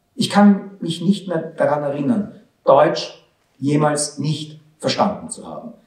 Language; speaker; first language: German; early bilingual, other home language; Hebrew